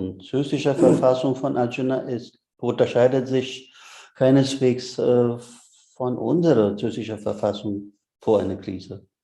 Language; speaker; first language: German; non-native, fluent; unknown